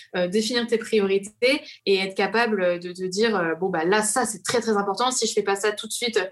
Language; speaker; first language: French; native; French